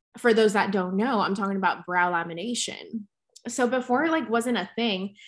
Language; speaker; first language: English; early bilingual, other home language; Spanish